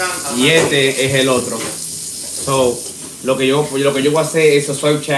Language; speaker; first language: Spanish; early bilingual, other home language; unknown